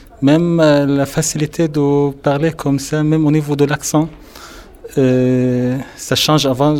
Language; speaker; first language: French; non-native, learner; Arabic